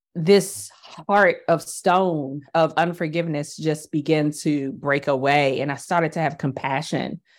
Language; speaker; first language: English; native; English